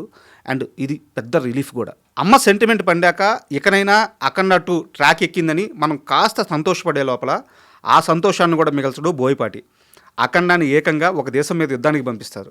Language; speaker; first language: Telugu; native; Telugu